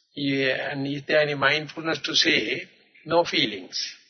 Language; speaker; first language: English; non-native, local second language; Sinhala